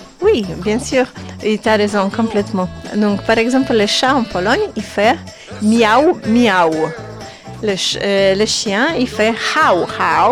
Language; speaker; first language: French; non-native, fluent; Polish